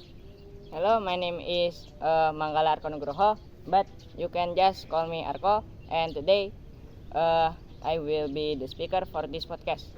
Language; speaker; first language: English; non-native, learner; Indonesian